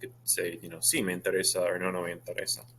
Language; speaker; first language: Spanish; non-native, fluent; English